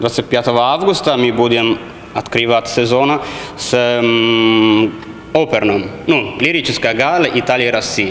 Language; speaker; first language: Russian; non-native, learner; Italian